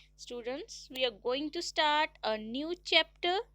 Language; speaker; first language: English; non-native, local second language; Punjabi